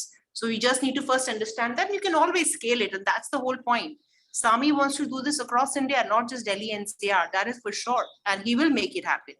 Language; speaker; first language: English; non-native, local second language; Hindi